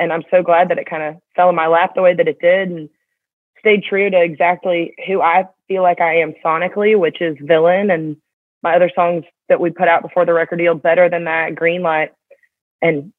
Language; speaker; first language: English; native; English